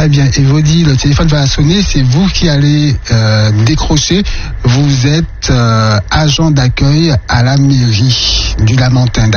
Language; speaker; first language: French; native; French